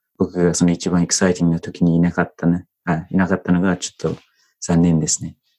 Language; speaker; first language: Japanese; non-native, fluent; English